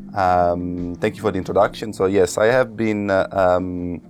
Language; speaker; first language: English; non-native, fluent; Italian